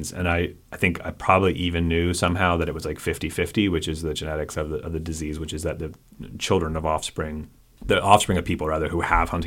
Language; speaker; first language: English; native; English